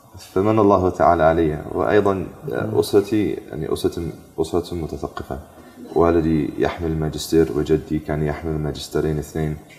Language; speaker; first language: Arabic; non-native, fluent; English